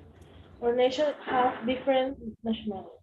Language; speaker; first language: English; non-native, fluent; Spanish